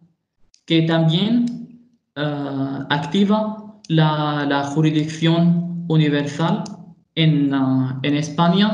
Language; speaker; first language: Spanish; non-native, fluent; Arabic